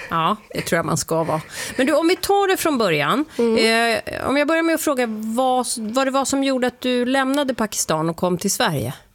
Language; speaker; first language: Swedish; native; Swedish